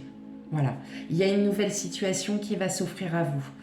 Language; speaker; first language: French; native; French